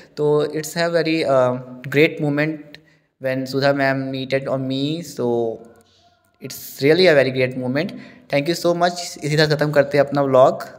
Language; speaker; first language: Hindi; native; Hindi